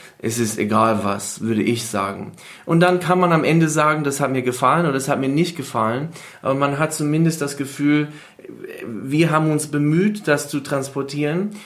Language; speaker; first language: German; non-native, fluent; English